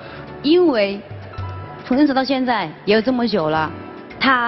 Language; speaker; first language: Chinese; native; Chinese